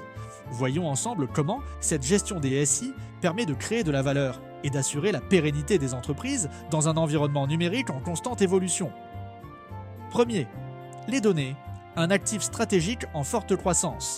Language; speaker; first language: French; native; French